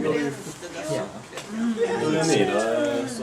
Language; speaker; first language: Swedish; native; Swedish